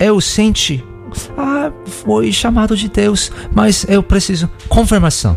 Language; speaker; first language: Portuguese; non-native, learner; Korean